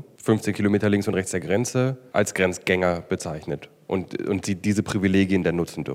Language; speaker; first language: German; native; German